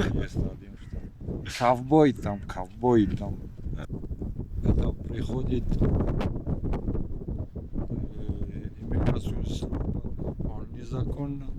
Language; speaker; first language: Russian; non-native, local second language; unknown